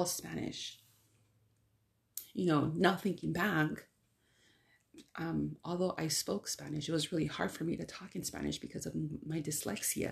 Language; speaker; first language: English; early bilingual, other home language; Spanish